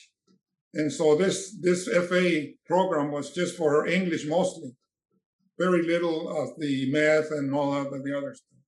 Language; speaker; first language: English; non-native, fluent; Spanish